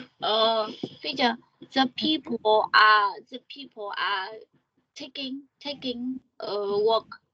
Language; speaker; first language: English; non-native, learner; Vietnamese